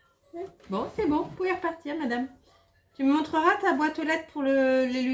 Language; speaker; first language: French; native; French